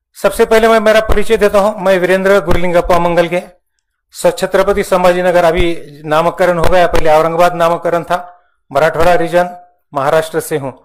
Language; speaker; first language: Hindi; non-native, local second language; Marathi